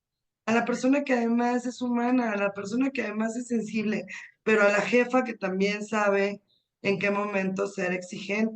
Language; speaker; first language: Spanish; native; Spanish